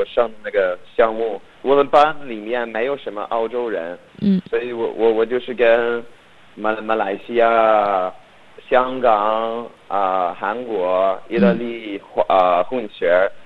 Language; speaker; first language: Chinese; non-native, learner; English